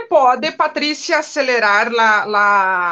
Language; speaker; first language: Spanish; non-native, fluent; Portuguese